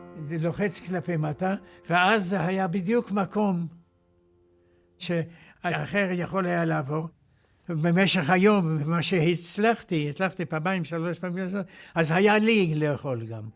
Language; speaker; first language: Hebrew; non-native, fluent; Yiddish